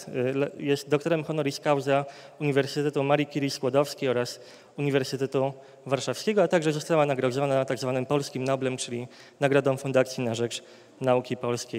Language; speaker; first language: Polish; native; Polish